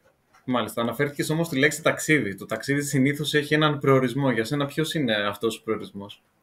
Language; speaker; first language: Greek; native; Greek